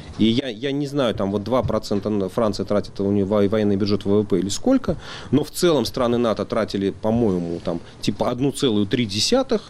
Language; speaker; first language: Russian; native; Russian